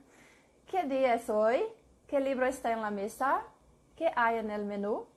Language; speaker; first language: Spanish; non-native, learner; English